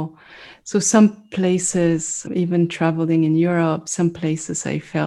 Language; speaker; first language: English; non-native, fluent; French